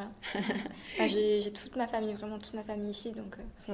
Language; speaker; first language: French; native; French